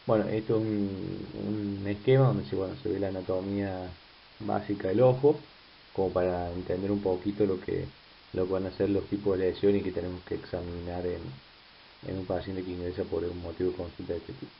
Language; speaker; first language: Spanish; native; Spanish